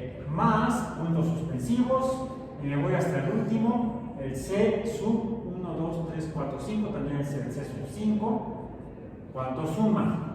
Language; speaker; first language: Spanish; native; Spanish